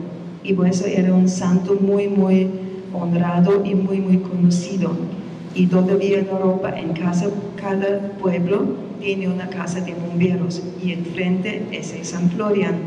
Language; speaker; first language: Spanish; non-native, fluent; German